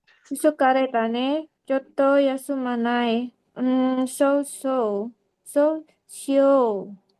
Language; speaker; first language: Japanese; non-native, learner; Indonesian